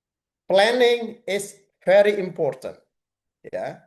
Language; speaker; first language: English; non-native, fluent; Indonesian